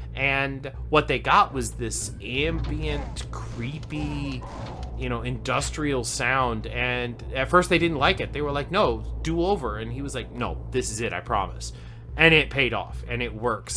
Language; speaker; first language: English; native; English